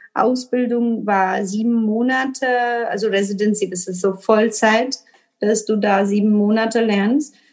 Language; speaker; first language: German; non-native, fluent; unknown